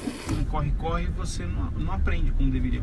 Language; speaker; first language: Portuguese; non-native, learner; French